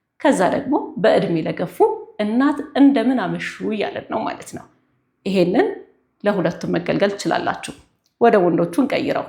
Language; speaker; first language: Amharic; non-native, local second language; Tigrinya